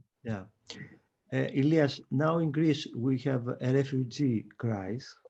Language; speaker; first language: English; non-native, fluent; Greek